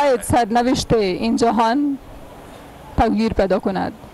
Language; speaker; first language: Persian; non-native, learner; Urdu